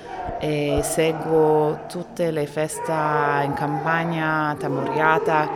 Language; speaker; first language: Italian; non-native, fluent; Arabic